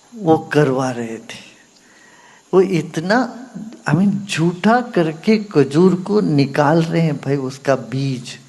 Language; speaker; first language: Hindi; non-native, local second language; Kannada